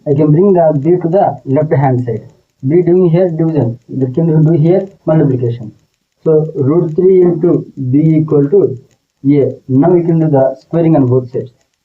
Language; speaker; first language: English; non-native, local second language; Telugu